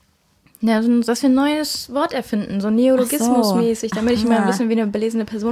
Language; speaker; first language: German; native; German